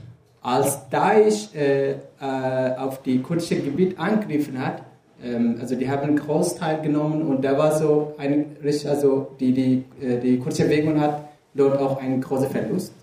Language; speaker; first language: German; non-native, fluent; Kurdish